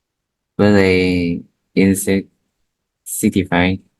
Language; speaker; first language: English; non-native, learner; Vietnamese